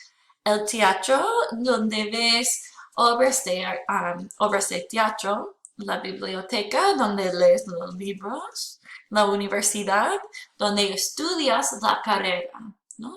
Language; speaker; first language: Spanish; non-native, fluent; English